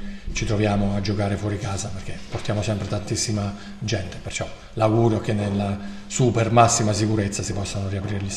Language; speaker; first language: Italian; native; Italian